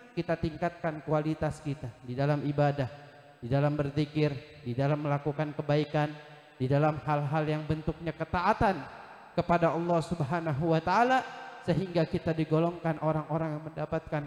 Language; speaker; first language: Indonesian; native; Indonesian